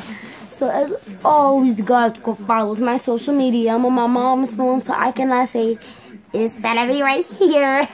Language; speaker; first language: English; native; English